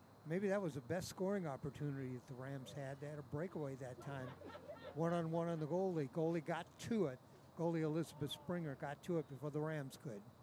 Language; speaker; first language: English; native; English